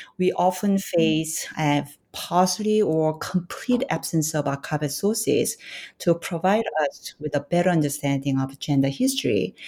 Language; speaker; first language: English; non-native, fluent; Korean